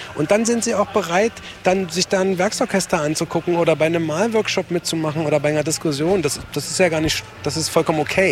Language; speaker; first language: German; native; German